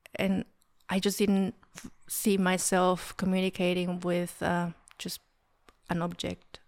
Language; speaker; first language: English; non-native, fluent; Spanish